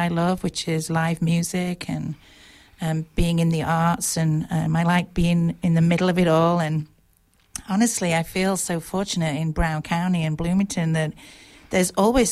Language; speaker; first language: English; native; English